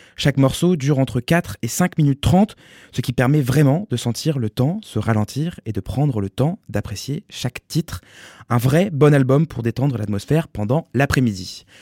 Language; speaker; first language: French; native; French